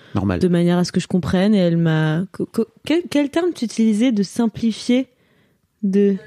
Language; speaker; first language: French; native; French